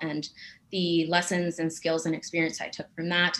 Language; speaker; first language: English; native; English